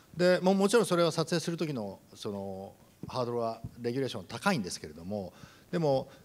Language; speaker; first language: Japanese; native; Japanese